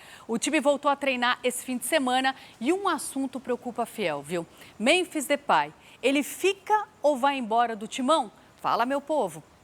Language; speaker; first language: Portuguese; native; Portuguese